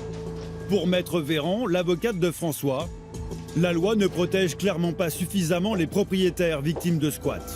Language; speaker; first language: French; native; French